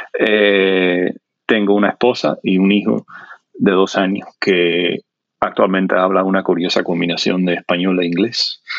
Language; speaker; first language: Spanish; non-native, fluent; English